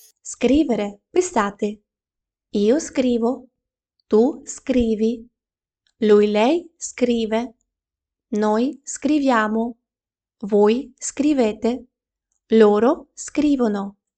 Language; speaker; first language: Italian; non-native, fluent; Ukrainian